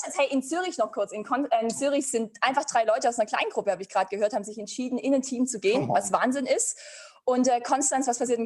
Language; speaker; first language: German; native; German